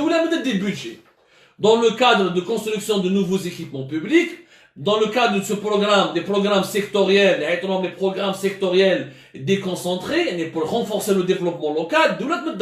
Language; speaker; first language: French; non-native, local second language; Arabic